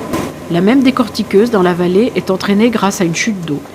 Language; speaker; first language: French; native; French